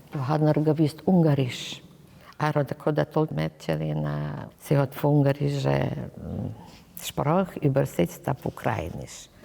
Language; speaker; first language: German; early bilingual, heritage; German